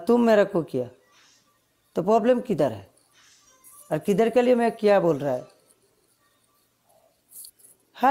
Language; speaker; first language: Hindi; non-native, learner; Bangla